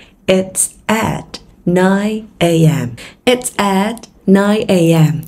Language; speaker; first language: English; non-native, fluent; Vietnamese